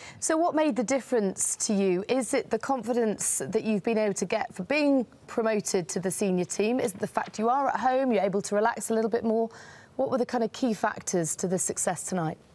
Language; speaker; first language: English; native; English